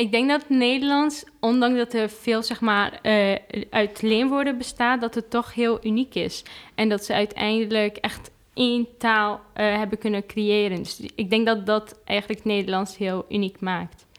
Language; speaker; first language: Dutch; non-native, fluent; Arabic